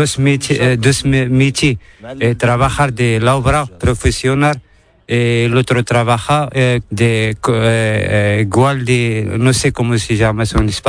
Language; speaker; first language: Spanish; non-native, learner; Arabic